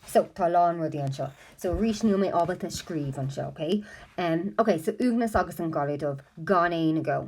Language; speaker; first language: Irish; non-native, local second language; English